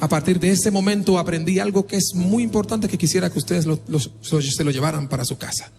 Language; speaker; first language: Spanish; non-native, fluent; Haitian Creole